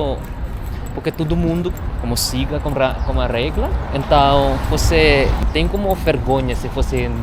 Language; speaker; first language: Portuguese; non-native, learner; Indonesian